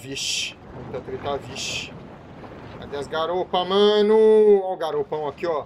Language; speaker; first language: Portuguese; native; Portuguese